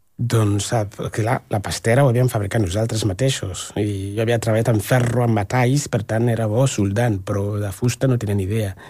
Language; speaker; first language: Catalan; non-native, fluent; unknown